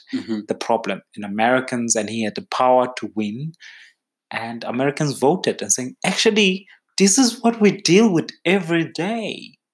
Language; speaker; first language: English; non-native, local second language; Xhosa